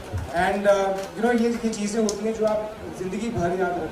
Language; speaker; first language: Hindi; native; Hindi